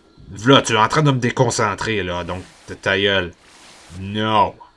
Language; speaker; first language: French; native; French